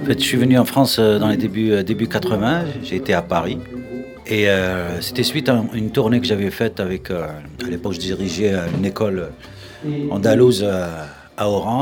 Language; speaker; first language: French; non-native, local second language; Arabic